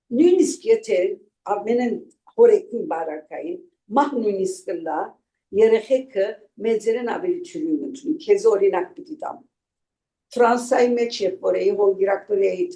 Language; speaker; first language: Armenian; native; Armenian